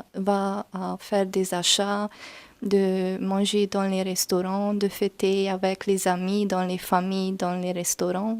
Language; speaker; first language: French; non-native, learner; Hungarian